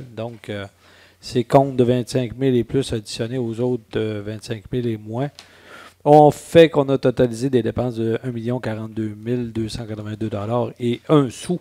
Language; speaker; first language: French; native; French